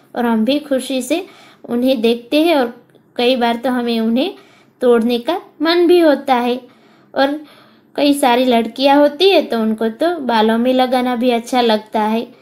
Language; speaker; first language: Hindi; non-native, local second language; Gujarati